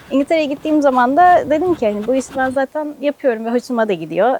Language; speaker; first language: Turkish; native; Turkish